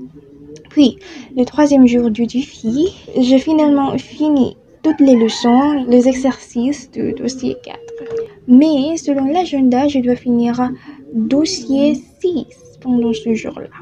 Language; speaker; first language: French; non-native, learner; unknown